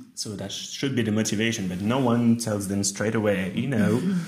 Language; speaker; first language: English; non-native, fluent; French